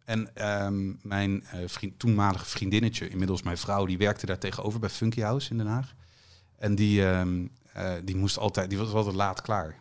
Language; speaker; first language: Dutch; native; Dutch